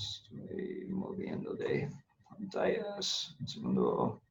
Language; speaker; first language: Spanish; non-native, fluent; English